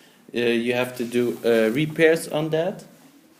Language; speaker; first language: English; non-native, fluent; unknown